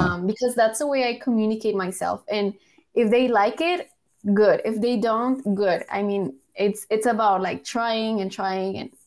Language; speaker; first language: English; early bilingual, other home language; Spanish